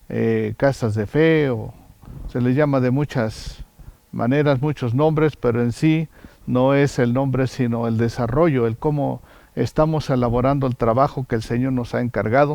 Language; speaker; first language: Spanish; native; Spanish